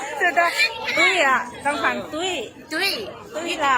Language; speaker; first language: Chinese; non-native, fluent; Lao